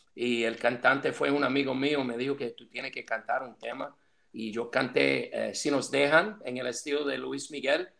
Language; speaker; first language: Spanish; non-native, fluent; English